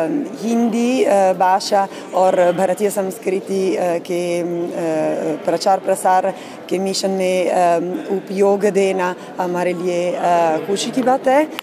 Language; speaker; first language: Hindi; non-native, fluent; Italian